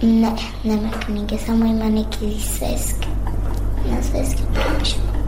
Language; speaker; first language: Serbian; non-native, learner; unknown